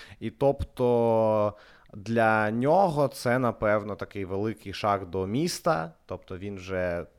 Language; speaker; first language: Ukrainian; non-native, local second language; Russian